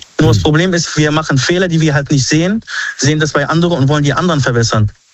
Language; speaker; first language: German; early bilingual, other home language; Arabic